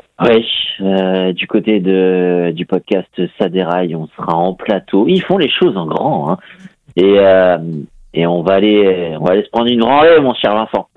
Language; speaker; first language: French; native; French